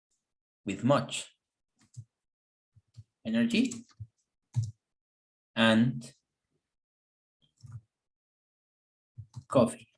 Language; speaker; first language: English; non-native, fluent; Spanish